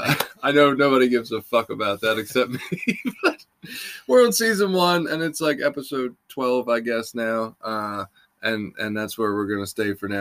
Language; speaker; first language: English; native; English